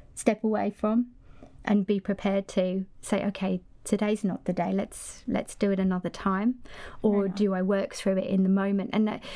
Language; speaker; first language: English; native; English